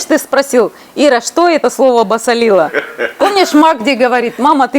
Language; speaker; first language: Russian; native; Russian